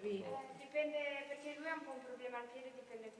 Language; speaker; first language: Italian; native; Italian